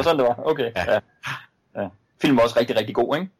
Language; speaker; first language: Danish; native; Danish